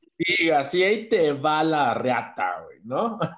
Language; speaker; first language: Spanish; native; Spanish